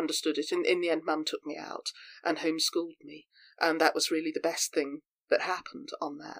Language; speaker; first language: English; native; English